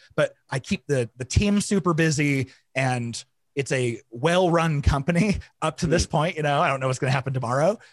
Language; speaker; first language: English; native; English